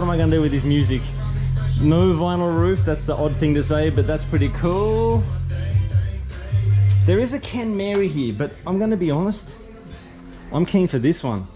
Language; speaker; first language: English; native; English